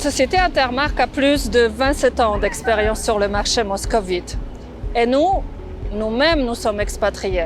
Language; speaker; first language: French; non-native, fluent; Russian